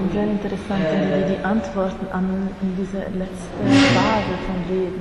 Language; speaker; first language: German; non-native, fluent; Italian